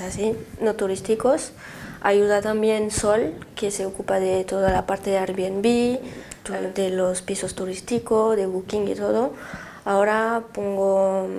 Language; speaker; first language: Spanish; non-native, learner; French